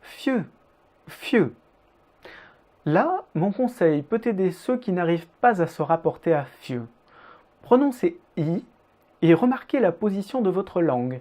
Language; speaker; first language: French; native; French